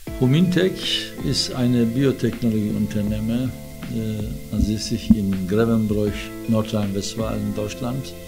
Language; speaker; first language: German; non-native, fluent; Turkish